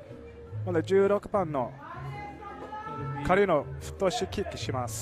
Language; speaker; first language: Japanese; non-native, learner; English